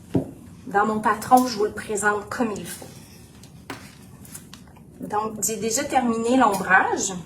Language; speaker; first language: French; native; French